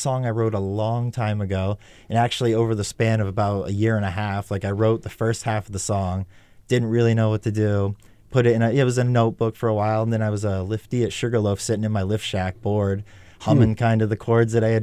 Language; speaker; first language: English; native; English